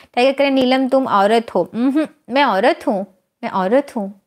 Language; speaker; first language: Hindi; native; Hindi